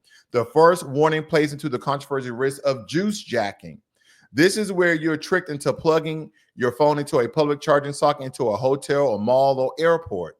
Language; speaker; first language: English; native; English